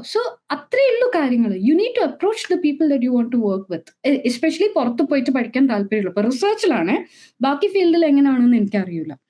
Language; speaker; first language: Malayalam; native; Malayalam